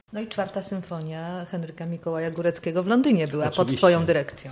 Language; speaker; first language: Polish; native; Polish